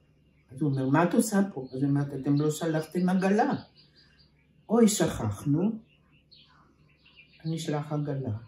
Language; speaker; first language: Hebrew; early bilingual, other home language; German